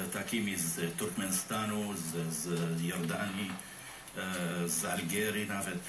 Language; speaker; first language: Polish; non-native, fluent; Arabic